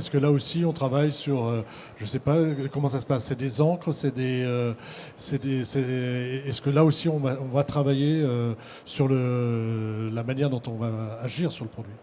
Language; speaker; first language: French; native; French